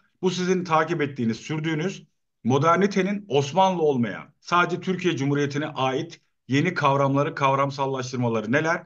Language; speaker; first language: Turkish; native; Turkish